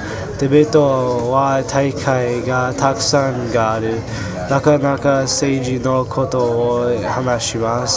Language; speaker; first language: Japanese; non-native, learner; English